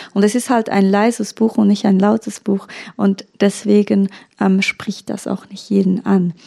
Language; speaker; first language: German; early bilingual, other home language; Turkish